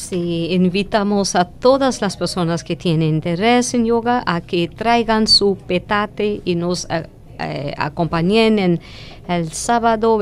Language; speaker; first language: Spanish; non-native, fluent; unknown